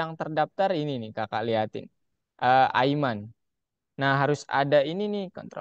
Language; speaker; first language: Indonesian; native; Indonesian